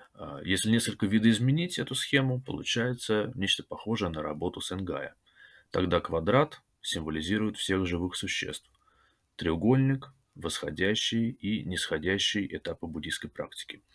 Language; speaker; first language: Russian; native; Russian